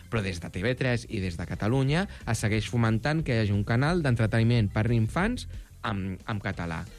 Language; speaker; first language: Catalan; native; Catalan